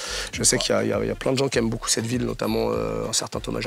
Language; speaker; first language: French; native; French